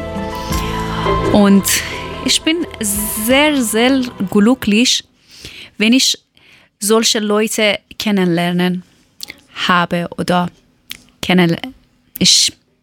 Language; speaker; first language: German; non-native, learner; Persian